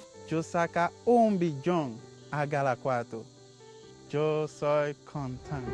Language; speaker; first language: Spanish; non-native, learner; Haitian Creole